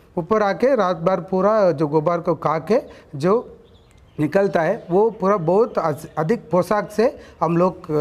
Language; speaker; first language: Hindi; non-native, local second language; Kannada